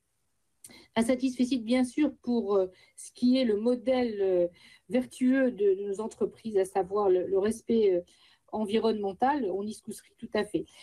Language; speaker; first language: French; native; French